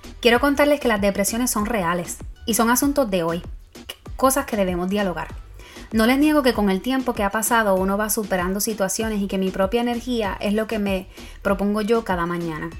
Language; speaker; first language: Spanish; native; Spanish